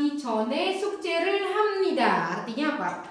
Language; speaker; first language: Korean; non-native, fluent; Indonesian